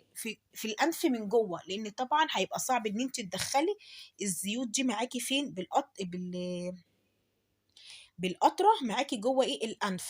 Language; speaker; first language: Arabic; native; Arabic